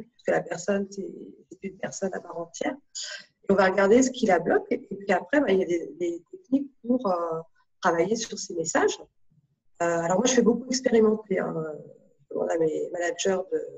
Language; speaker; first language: French; native; French